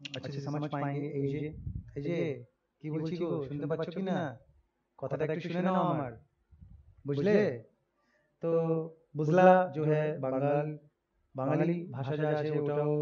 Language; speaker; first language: Hindi; non-native, local second language; Rajasthani